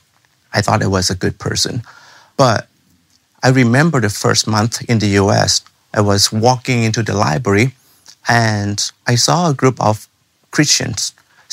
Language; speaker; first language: English; non-native, fluent; Thai